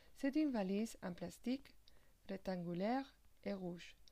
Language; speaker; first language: French; non-native, fluent; Spanish